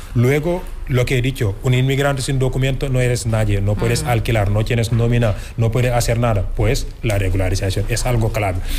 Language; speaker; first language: Spanish; non-native, fluent; Wolof